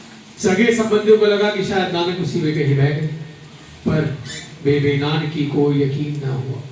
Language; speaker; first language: Hindi; native; Hindi